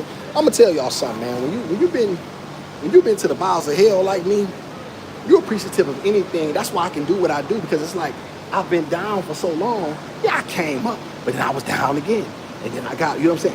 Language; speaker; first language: English; native; English